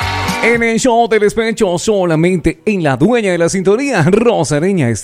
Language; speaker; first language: Spanish; native; Spanish